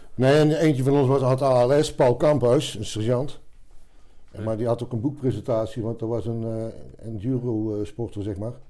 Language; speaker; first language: Dutch; native; Dutch